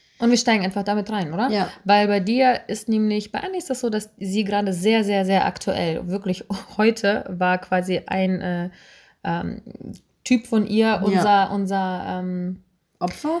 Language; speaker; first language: German; native; German